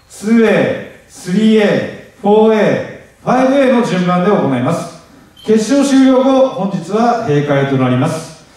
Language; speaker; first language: Japanese; native; Japanese